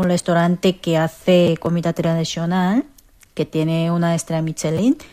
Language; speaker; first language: Spanish; non-native, fluent; Korean